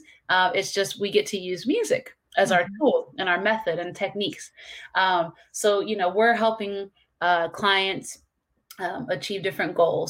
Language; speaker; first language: English; native; English